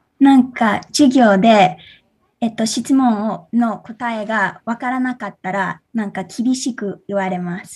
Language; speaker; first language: Japanese; early bilingual, heritage; English